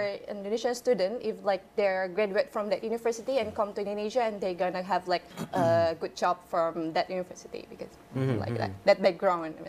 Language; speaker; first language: English; non-native, fluent; Indonesian